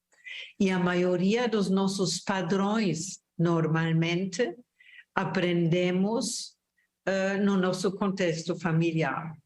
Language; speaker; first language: Portuguese; non-native, fluent; German